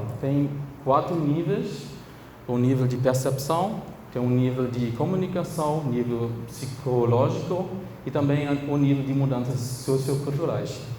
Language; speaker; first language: Portuguese; non-native, fluent; German